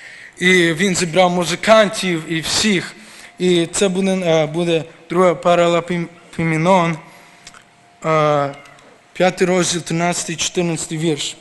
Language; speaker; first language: Ukrainian; early bilingual, heritage; Ukrainian